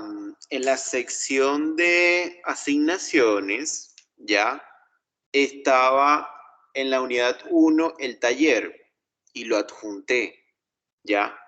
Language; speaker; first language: Spanish; native; Spanish